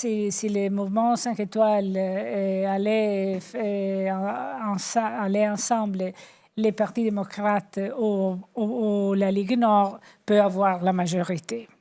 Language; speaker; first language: French; non-native, fluent; Italian